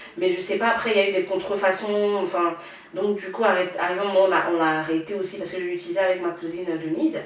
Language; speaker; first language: French; native; French